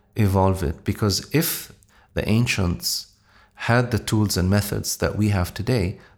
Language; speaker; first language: English; non-native, fluent; Arabic